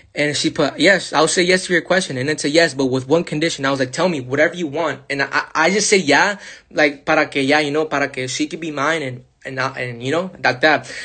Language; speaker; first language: English; early bilingual, other home language; Spanish